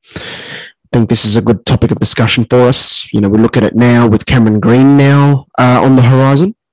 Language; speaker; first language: English; native; English